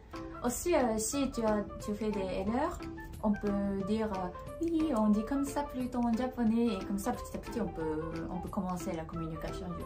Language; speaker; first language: French; non-native, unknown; Japanese